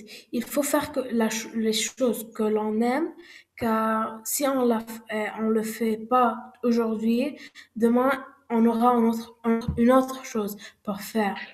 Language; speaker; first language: French; non-native, learner; Arabic